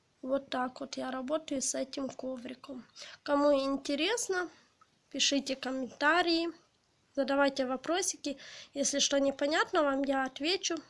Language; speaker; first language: Russian; non-native, local second language; Ukrainian